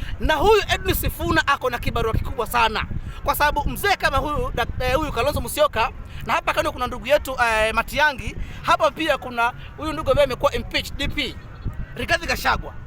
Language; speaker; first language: Swahili; non-native, local second language; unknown